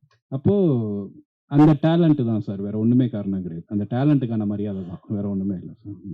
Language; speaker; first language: Tamil; native; Tamil